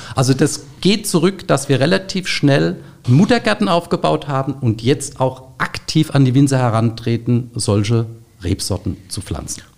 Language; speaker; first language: German; native; German